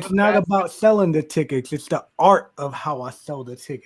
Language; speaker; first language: English; native; English